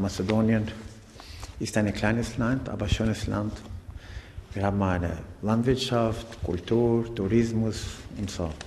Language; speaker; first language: German; non-native, fluent; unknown